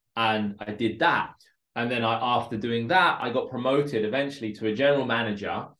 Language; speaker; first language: English; early bilingual, other home language; Russian